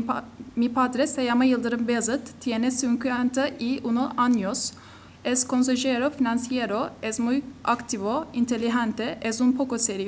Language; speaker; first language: Spanish; non-native, learner; Turkish